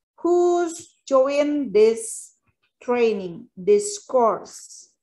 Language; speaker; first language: English; non-native, fluent; Indonesian